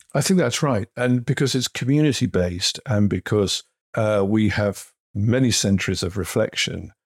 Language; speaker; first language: English; native; English